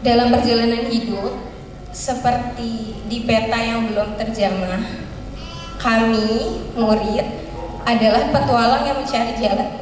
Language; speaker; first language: Indonesian; native; Indonesian